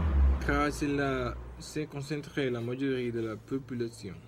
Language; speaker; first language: French; non-native, learner; Spanish